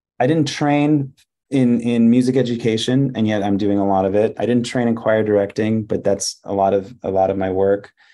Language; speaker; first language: English; early bilingual, other home language; Hebrew